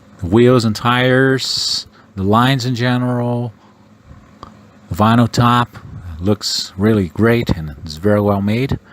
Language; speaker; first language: English; non-native, fluent; Portuguese